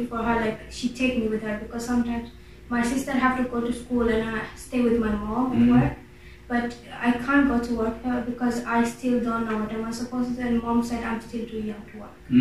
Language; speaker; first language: English; non-native, learner; Indonesian